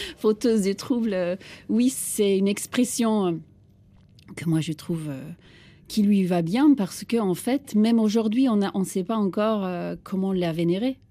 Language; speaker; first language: French; non-native, fluent; Turkish